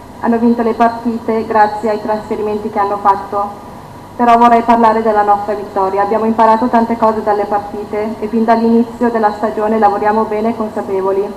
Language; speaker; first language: Italian; non-native, fluent; Turkish